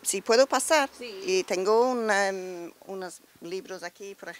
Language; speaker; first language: Spanish; non-native, learner; English